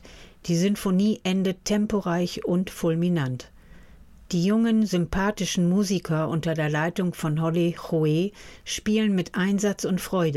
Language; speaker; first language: German; native; German